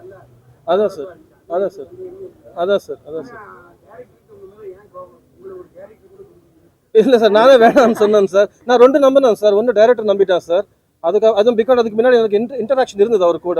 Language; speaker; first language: Tamil; non-native, fluent; Telugu